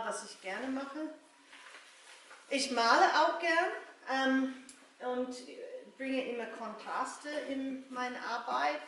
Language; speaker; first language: German; non-native, learner; English